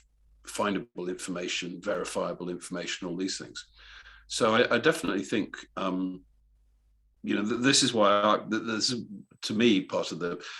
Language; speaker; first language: English; native; English